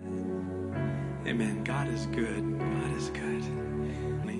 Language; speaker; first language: English; native; English